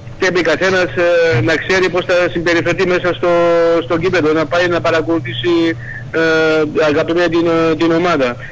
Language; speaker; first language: Greek; non-native, fluent; Georgian